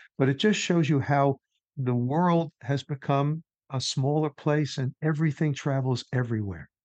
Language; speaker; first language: English; native; English